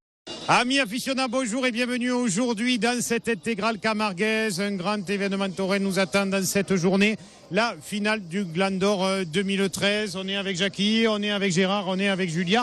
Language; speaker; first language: French; native; French